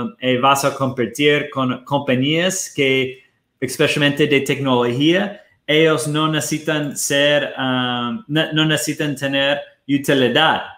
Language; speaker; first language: Spanish; non-native, fluent; Portuguese